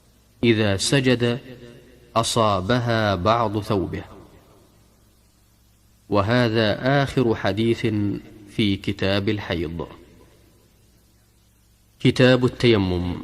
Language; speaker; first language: Arabic; native; Arabic